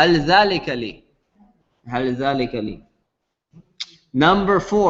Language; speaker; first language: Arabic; non-native, fluent; English